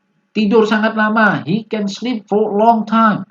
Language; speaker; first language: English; non-native, fluent; Indonesian